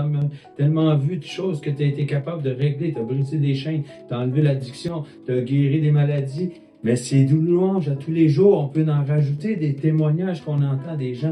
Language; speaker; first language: French; native; French